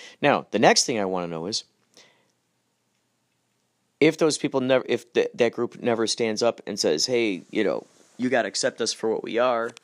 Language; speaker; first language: English; native; English